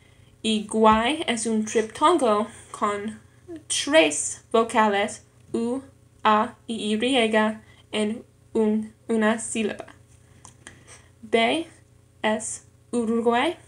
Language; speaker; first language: Spanish; non-native, learner; English